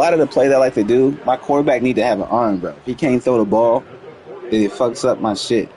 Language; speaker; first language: English; native; English